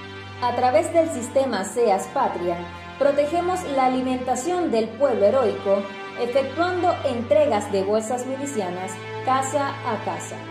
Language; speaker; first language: Spanish; native; Spanish